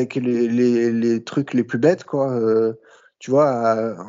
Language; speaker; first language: French; native; French